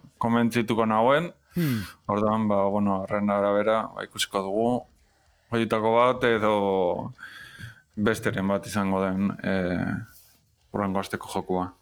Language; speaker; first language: Basque; native; Basque